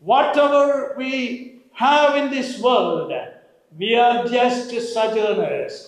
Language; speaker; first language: English; non-native, local second language; Malayalam